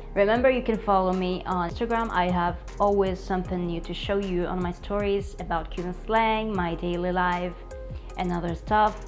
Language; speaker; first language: English; non-native, fluent; Spanish